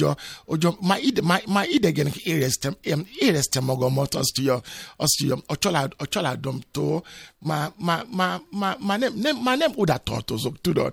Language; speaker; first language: Hungarian; non-native, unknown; Yoruba